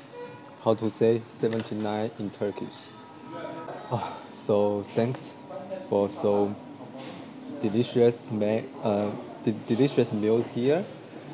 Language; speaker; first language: English; non-native, learner; Chinese